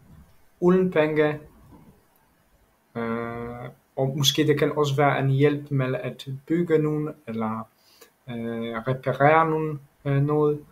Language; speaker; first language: Danish; non-native, learner; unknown